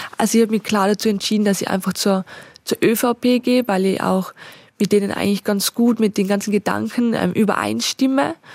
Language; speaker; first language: German; native; German